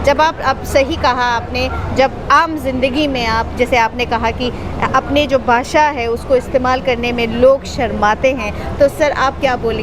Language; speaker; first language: Hindi; native; Hindi